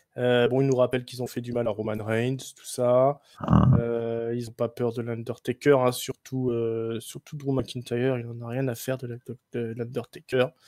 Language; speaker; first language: French; native; French